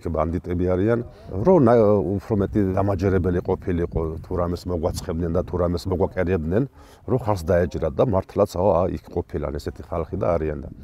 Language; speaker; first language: Georgian; non-native, local second language; Chechen